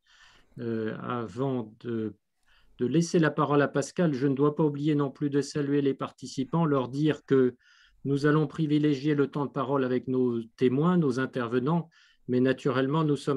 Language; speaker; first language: French; native; French